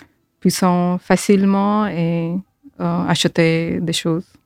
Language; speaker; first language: French; non-native, learner; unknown